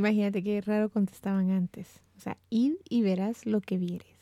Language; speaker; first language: Spanish; native; Spanish